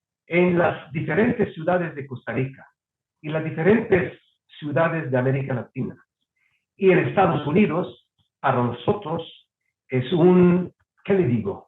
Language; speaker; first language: Spanish; non-native, fluent; Hebrew